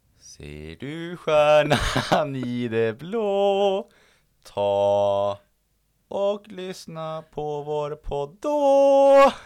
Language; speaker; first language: Swedish; native; Swedish